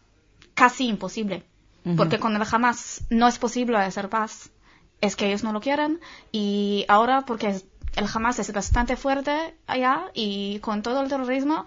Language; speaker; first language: Spanish; non-native, fluent; Hebrew